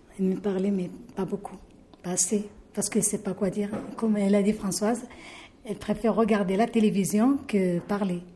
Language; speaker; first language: French; non-native, local second language; Arabic